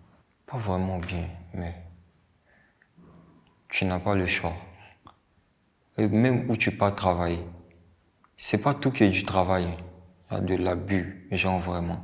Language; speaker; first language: French; non-native, local second language; Bambara